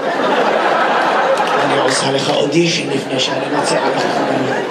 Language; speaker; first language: Hebrew; native; Hebrew